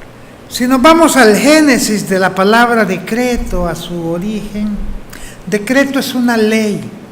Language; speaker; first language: Spanish; native; Spanish